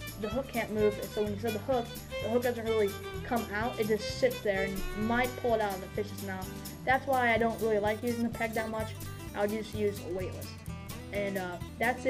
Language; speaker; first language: English; native; English